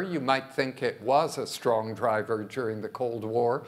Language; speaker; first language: English; early bilingual, other home language; French